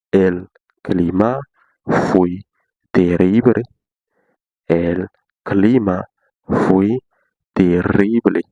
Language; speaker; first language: Spanish; non-native, fluent; Haitian Creole